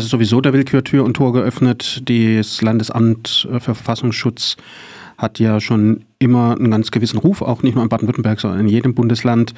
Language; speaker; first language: German; native; German